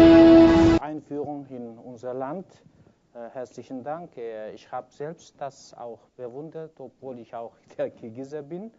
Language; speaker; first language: German; non-native, fluent; Kyrgyz